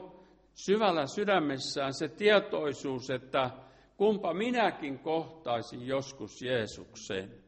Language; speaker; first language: Finnish; native; Finnish